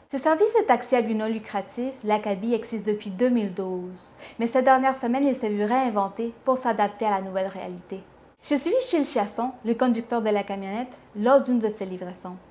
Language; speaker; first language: French; native; French